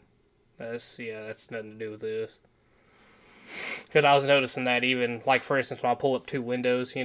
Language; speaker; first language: English; native; English